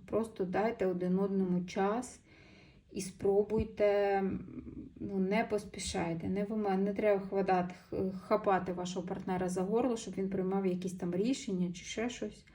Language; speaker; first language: Ukrainian; non-native, local second language; Russian